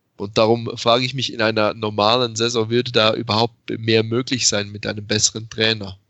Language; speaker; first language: German; native; German